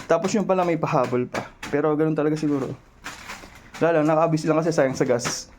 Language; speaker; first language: Filipino; native; Filipino